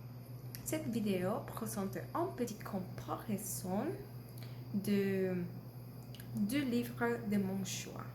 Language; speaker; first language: French; non-native, learner; Spanish